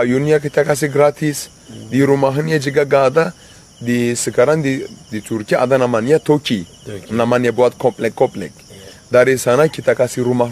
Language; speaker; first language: Indonesian; non-native, learner; Turkish